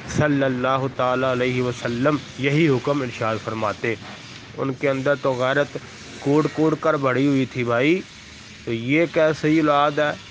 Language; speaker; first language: Urdu; non-native, local second language; Punjabi